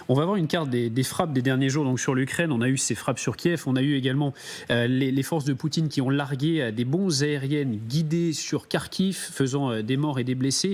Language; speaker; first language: French; native; French